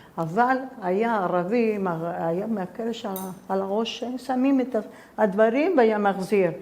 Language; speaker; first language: Hebrew; early bilingual, other home language; Spanish